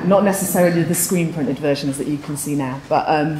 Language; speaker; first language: English; native; English